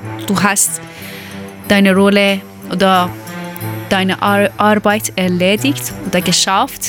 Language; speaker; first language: German; non-native, learner; Persian